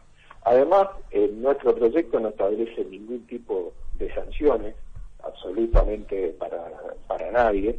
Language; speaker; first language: Spanish; native; Spanish